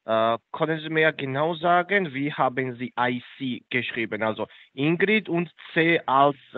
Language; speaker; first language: German; non-native, fluent; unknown